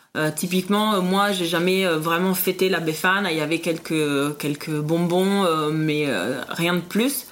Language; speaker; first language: French; non-native, fluent; Italian